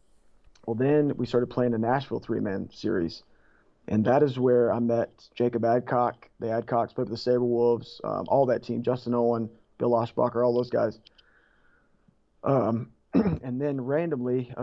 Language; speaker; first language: English; native; English